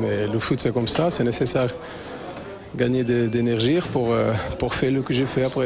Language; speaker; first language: French; non-native, fluent; Portuguese